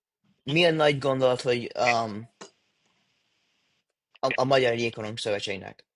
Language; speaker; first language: Hungarian; early bilingual, heritage; English